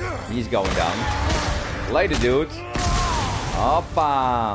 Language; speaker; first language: English; non-native, fluent; Dutch